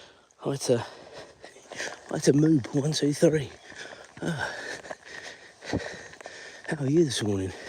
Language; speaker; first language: English; native; English